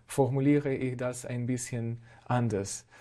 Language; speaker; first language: German; non-native, fluent; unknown